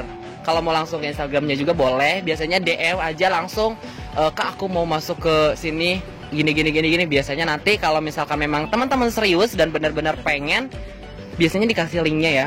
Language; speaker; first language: Indonesian; native; Indonesian